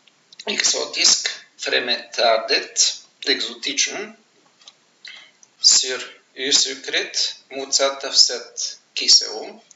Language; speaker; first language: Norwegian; non-native, fluent; Bulgarian